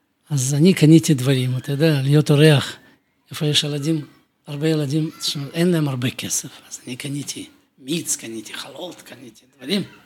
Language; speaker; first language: Hebrew; non-native, fluent; Russian